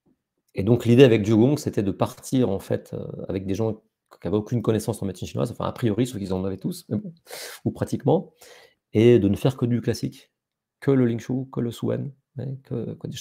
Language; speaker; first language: French; native; French